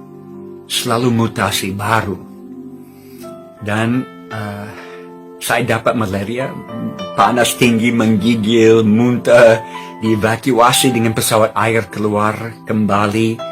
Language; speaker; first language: Indonesian; non-native, fluent; English